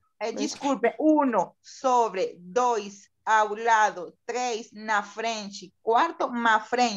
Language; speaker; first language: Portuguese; non-native, learner; Spanish